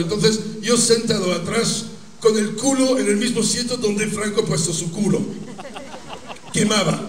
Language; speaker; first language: Spanish; non-native, fluent; Italian